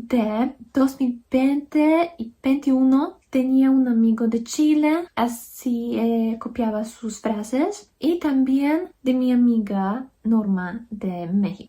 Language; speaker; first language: Spanish; non-native, fluent; Polish